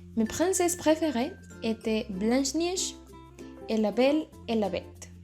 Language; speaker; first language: French; non-native, learner; Spanish